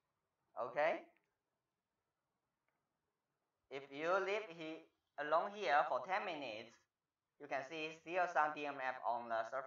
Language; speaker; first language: English; non-native, fluent; Chinese